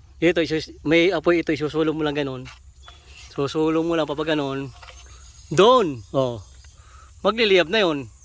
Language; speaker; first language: Filipino; native; Filipino